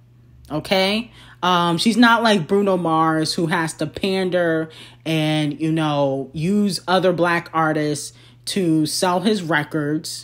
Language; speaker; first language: English; native; English